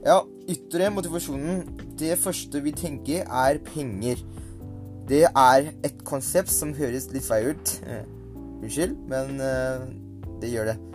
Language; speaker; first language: Norwegian; non-native, learner; Thai